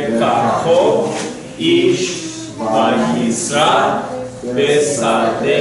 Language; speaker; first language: Hebrew; non-native, learner; English